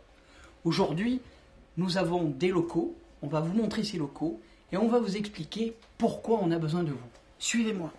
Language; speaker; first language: French; native; French